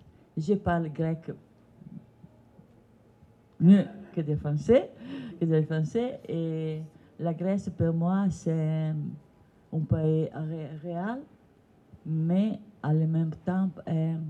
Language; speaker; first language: French; non-native, learner; Italian